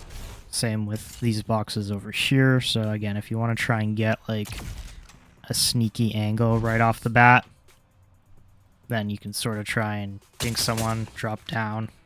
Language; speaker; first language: English; native; English